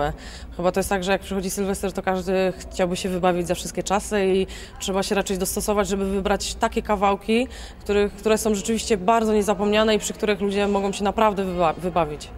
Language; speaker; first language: Polish; native; Polish